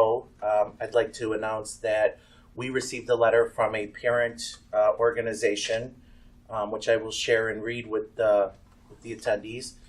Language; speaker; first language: English; native; English